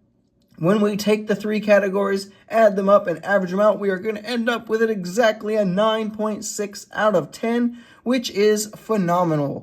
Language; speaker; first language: English; native; English